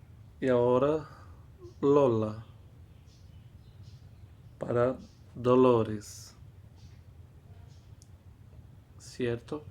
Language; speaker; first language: Spanish; non-native, fluent; Portuguese